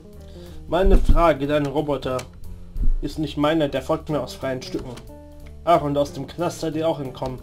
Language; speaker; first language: German; native; German